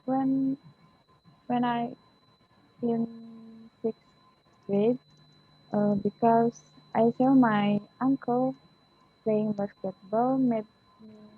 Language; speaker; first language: English; non-native, learner; Indonesian